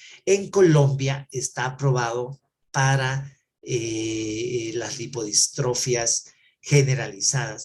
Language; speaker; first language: Spanish; native; Spanish